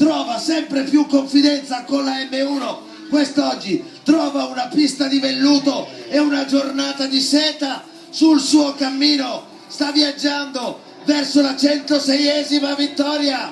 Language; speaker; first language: Italian; native; Italian